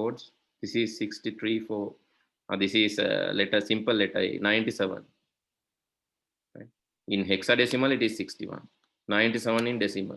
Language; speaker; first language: English; non-native, local second language; Sinhala